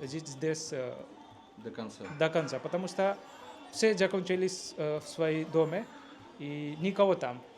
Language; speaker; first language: Russian; non-native, learner; Hindi